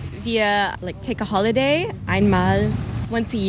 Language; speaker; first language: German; non-native, learner; English